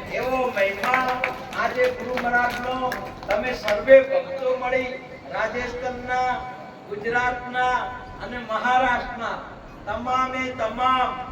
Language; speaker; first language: Gujarati; non-native, local second language; Marwari